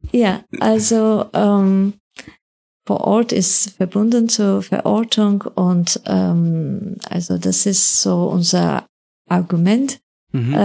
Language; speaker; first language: German; non-native, fluent; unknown